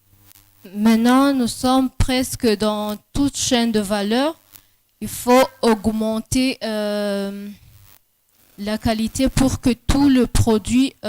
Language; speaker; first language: French; non-native, local second language; Rundi